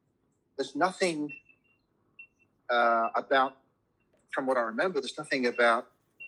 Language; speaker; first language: English; native; English